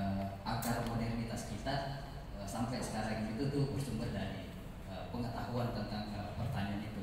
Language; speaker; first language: Indonesian; native; Indonesian